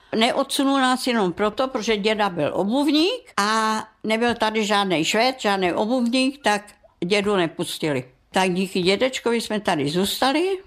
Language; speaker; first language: Czech; non-native, local second language; German